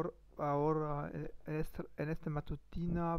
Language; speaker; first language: Spanish; non-native, learner; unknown